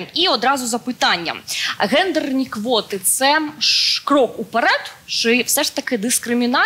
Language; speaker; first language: Ukrainian; native; Ukrainian